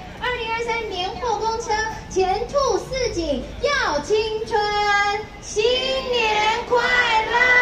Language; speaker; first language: Chinese; native; Chinese